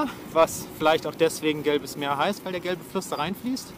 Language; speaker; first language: German; native; German